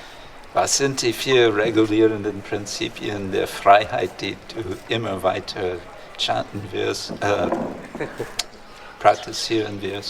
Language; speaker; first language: German; non-native, fluent; English